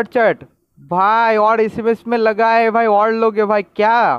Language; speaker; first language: Hindi; non-native, local second language; Bangla